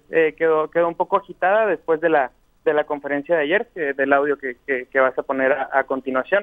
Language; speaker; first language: Spanish; native; Spanish